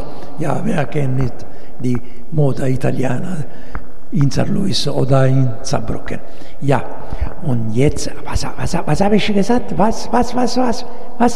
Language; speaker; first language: German; non-native, fluent; Italian